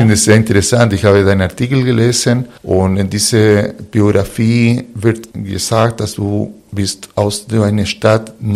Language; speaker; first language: German; non-native, fluent; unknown